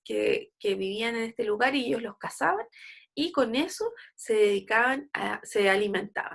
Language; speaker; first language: Spanish; native; Spanish